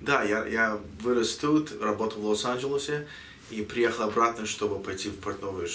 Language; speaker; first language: Russian; early bilingual, heritage; Russian